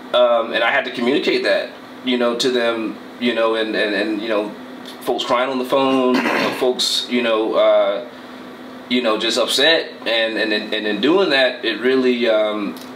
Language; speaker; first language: English; native; English